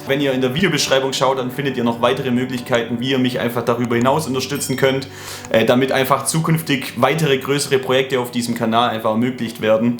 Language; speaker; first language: German; native; German